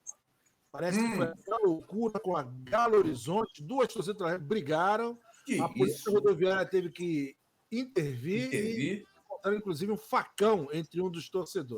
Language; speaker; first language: Portuguese; native; Portuguese